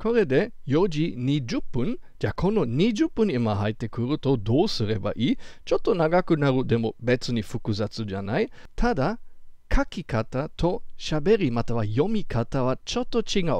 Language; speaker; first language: Japanese; non-native, fluent; German